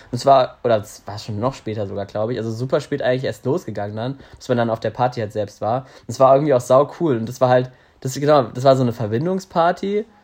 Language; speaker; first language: German; native; German